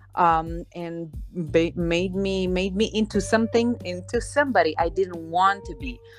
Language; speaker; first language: English; non-native, fluent; Slovenian